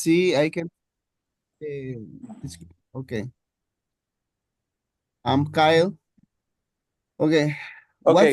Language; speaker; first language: English; non-native, learner; Spanish